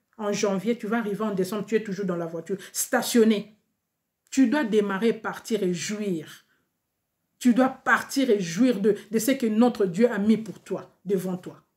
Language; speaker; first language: French; non-native, local second language; Lingala